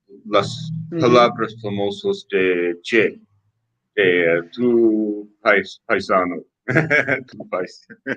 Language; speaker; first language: Spanish; non-native, fluent; English